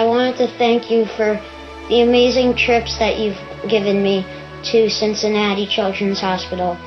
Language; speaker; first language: English; native; English